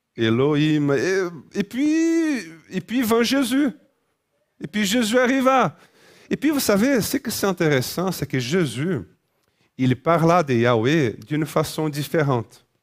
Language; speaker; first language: French; non-native, fluent; Portuguese